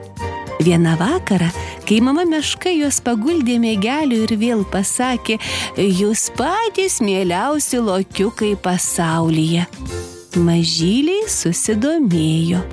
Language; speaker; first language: Lithuanian; native; Lithuanian